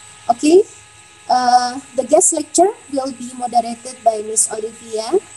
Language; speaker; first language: English; non-native, fluent; Indonesian